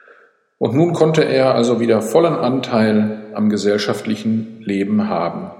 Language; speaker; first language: German; native; German